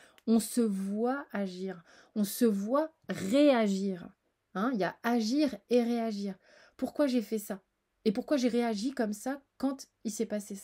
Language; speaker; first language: French; native; French